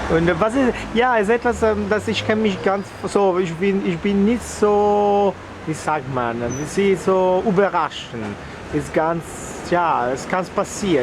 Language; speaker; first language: German; non-native, learner; Italian